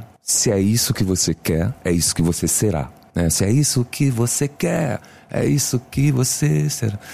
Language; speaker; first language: Portuguese; native; Portuguese